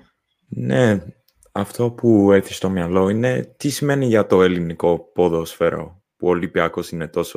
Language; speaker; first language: Greek; early bilingual, heritage; English